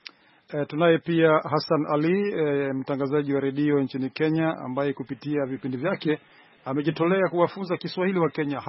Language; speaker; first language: Swahili; non-native, local second language; Rundi